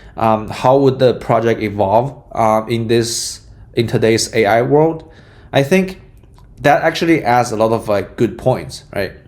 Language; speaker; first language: English; non-native, fluent; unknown